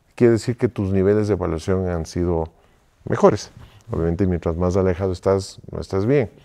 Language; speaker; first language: Spanish; native; Spanish